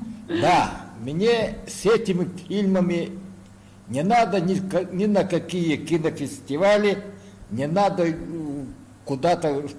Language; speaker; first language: Russian; non-native, local second language; Yakut